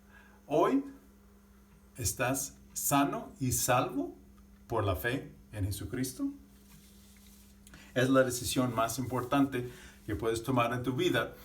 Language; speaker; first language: Spanish; non-native, fluent; English